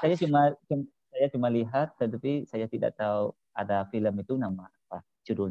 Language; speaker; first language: Indonesian; non-native, learner; Khmer